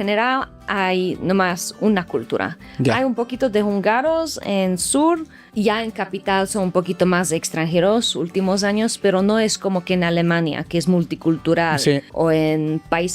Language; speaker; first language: Spanish; non-native, fluent; Slovak